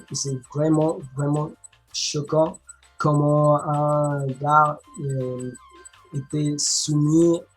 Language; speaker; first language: French; non-native, learner; Spanish